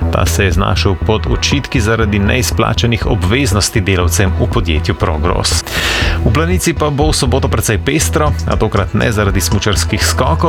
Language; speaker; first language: Slovenian; native; Slovenian